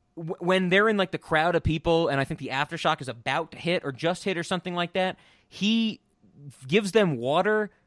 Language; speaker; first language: English; native; English